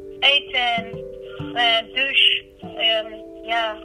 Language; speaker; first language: Dutch; non-native, learner; Persian